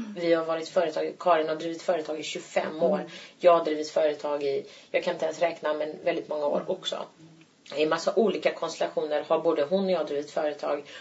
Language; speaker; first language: Swedish; early bilingual, other home language; Turkish